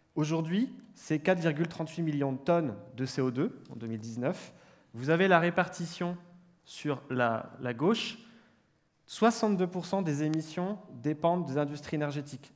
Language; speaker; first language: French; native; French